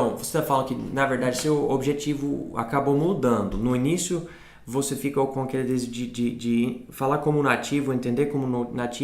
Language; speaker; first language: Portuguese; non-native, fluent; English